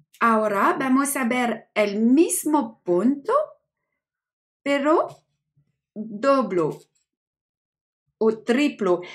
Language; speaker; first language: Spanish; non-native, learner; French